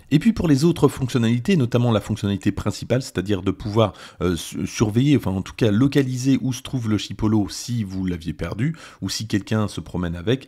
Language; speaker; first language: French; native; French